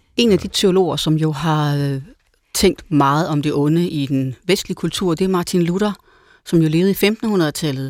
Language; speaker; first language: Danish; native; Danish